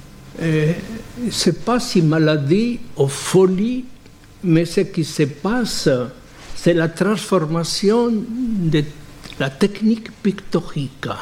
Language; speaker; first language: French; non-native, fluent; Spanish